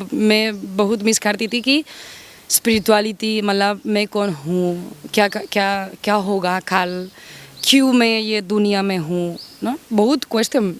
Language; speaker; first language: Hindi; non-native, learner; Spanish